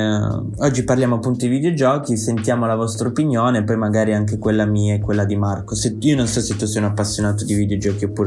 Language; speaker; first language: Italian; native; Italian